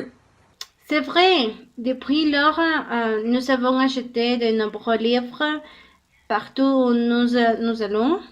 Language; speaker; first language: French; non-native, learner; Spanish